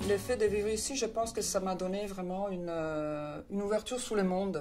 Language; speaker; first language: French; non-native, fluent; Italian